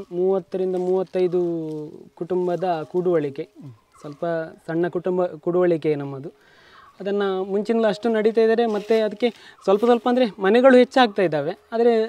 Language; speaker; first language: Kannada; non-native, local second language; Marathi